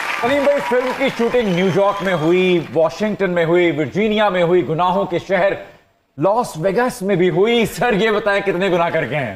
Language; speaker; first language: Urdu; non-native, local second language; Punjabi